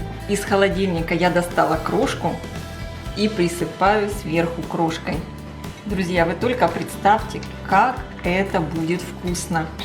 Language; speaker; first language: Russian; native; Russian